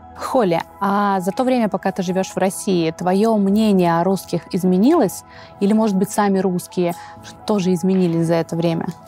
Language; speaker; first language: Russian; native; Russian